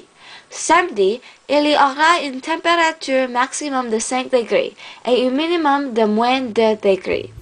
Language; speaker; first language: French; non-native, learner; English